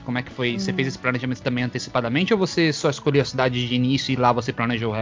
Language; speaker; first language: Portuguese; native; Portuguese